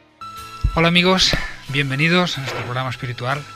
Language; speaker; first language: Spanish; native; Spanish